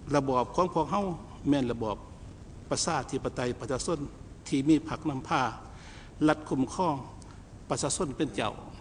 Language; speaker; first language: Lao; native; Lao